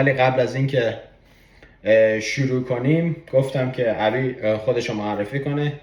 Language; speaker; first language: Persian; early bilingual, heritage; Persian